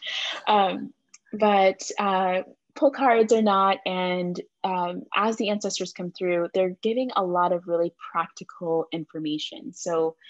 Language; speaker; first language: English; native; English